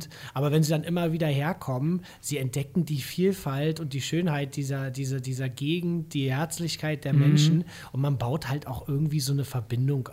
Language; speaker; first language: German; native; German